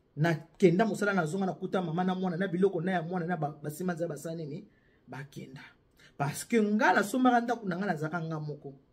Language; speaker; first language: Lingala; native; Lingala